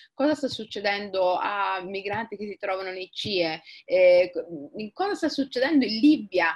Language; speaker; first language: Italian; early bilingual, other home language; Somali